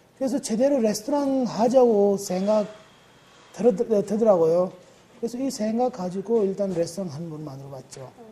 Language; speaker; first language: Korean; non-native, fluent; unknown